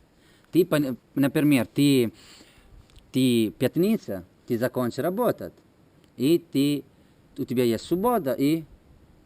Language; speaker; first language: Russian; non-native, learner; Italian